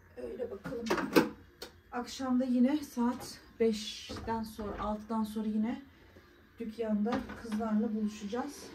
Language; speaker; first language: Turkish; early bilingual, heritage; Turkish